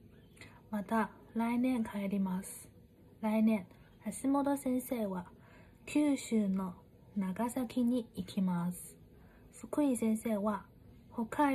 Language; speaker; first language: Japanese; non-native, learner; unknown